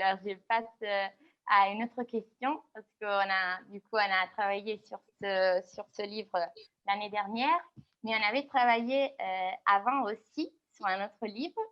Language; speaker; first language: French; non-native, fluent; Italian